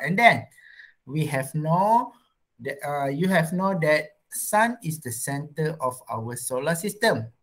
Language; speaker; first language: English; non-native, local second language; Malay